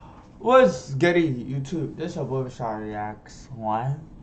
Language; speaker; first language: English; native; English